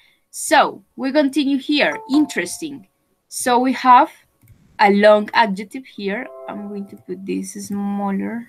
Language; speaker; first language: English; non-native, fluent; Spanish